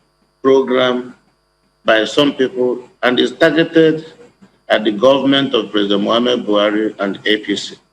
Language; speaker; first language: English; non-native, local second language; Igbo